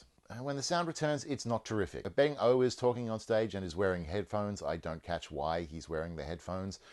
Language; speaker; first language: English; native; English